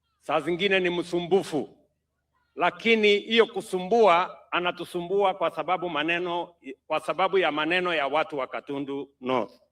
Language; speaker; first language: Swahili; non-native, local second language; Kalenjin